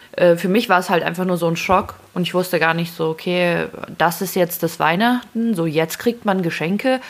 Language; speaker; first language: German; early bilingual, other home language; Russian